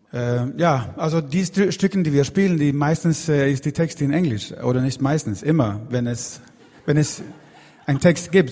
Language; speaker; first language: German; non-native, learner; Swedish